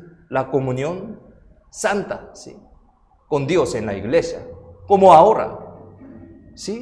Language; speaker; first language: Spanish; non-native, fluent; Korean